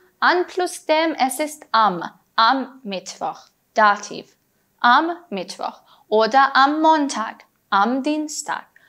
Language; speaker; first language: German; non-native, fluent; Persian